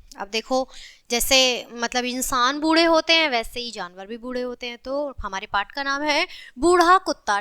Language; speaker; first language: Hindi; native; Hindi